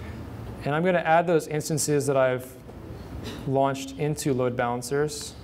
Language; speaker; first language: English; native; English